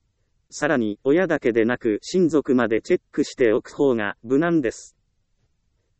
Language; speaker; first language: Japanese; native; Japanese